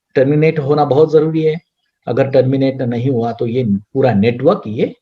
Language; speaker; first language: Hindi; non-native, local second language; Marathi